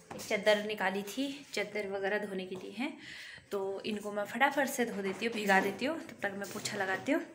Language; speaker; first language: Hindi; native; Hindi